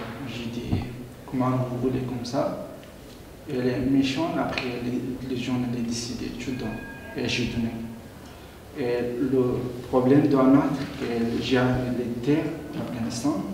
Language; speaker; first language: French; non-native, learner; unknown